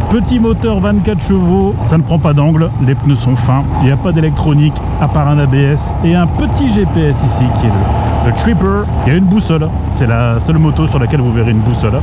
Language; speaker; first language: French; native; French